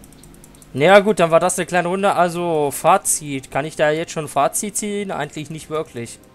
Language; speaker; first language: German; native; German